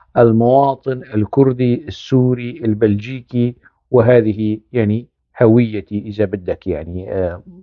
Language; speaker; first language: Arabic; non-native, local second language; Kurdish